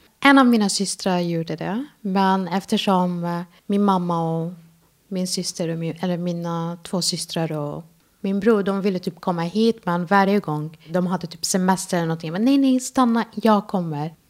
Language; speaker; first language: Swedish; non-native, fluent; Arabic